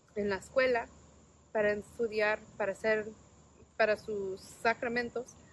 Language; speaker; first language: Spanish; non-native, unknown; English